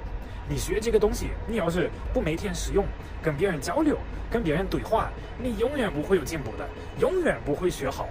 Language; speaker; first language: Chinese; non-native, fluent; German